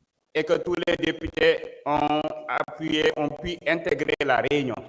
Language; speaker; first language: French; non-native, local second language; Wolof